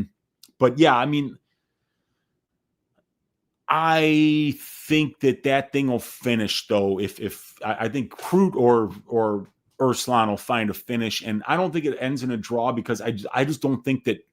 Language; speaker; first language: English; native; English